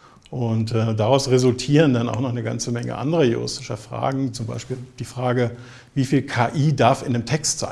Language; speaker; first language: German; native; German